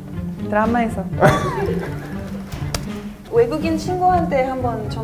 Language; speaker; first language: Korean; non-native, fluent; Russian